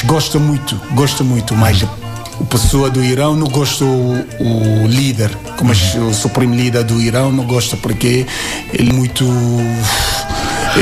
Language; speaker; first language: Portuguese; non-native, learner; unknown